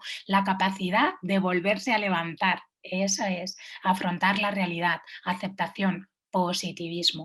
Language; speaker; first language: Spanish; native; Spanish